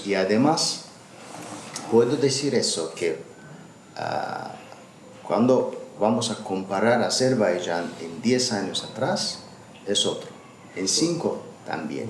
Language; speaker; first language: Spanish; non-native, learner; Azerbaijani